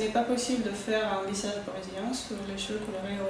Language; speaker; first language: French; non-native, fluent; Russian